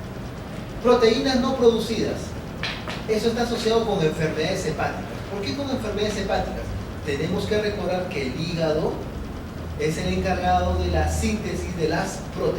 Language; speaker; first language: Spanish; native; Spanish